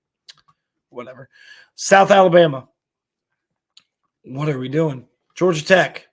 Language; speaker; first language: English; native; English